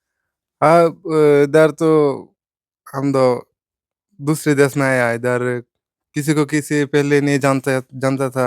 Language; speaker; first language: Hindi; non-native, learner; Bangla